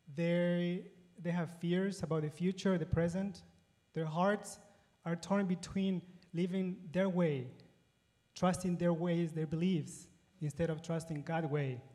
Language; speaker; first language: English; non-native, fluent; Spanish